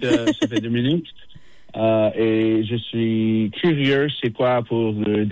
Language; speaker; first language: French; non-native, local second language; English